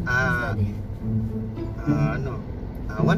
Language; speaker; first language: Korean; non-native, learner; Filipino